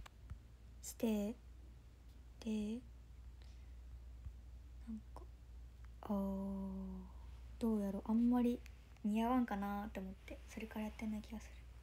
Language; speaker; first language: Japanese; native; Japanese